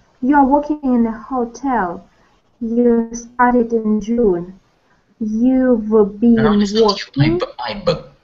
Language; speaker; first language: English; non-native, learner; Russian